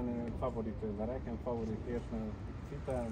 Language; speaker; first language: Dutch; non-native, learner; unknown